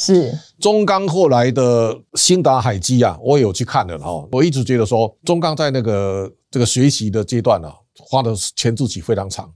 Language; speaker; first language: Chinese; native; Chinese